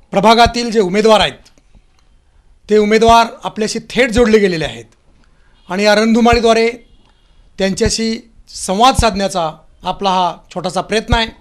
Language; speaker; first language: Marathi; native; Marathi